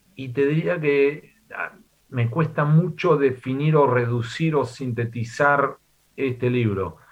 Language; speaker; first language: Spanish; native; Spanish